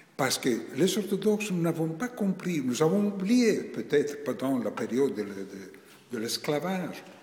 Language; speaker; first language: French; non-native, fluent; Greek